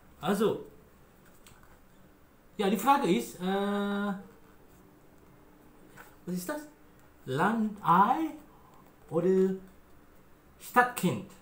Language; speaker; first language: German; non-native, learner; Malay